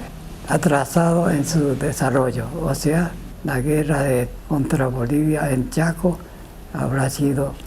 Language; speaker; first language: Spanish; early bilingual, other home language; Japanese